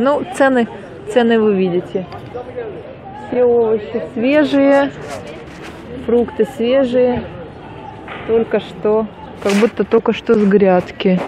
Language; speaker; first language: Russian; native; Russian